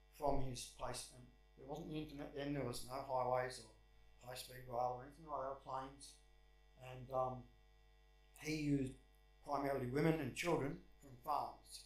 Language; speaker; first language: English; native; English